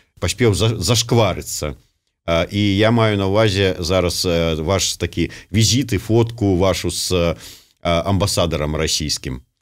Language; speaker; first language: Belarusian; non-native, local second language; Russian